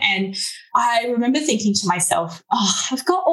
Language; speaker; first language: English; native; English